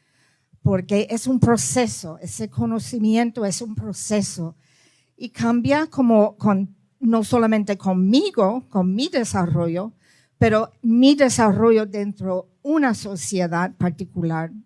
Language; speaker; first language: Spanish; early bilingual, heritage; Spanish